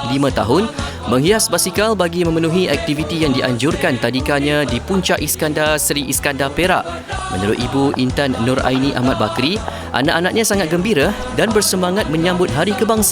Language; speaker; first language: Malay; native; Malay